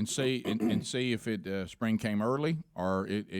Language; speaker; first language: English; native; English